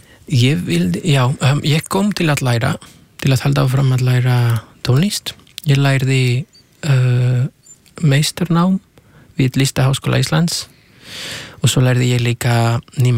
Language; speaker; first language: Icelandic; non-native, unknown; Spanish